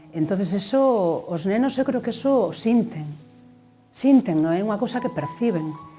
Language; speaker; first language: Galician; non-native, local second language; Spanish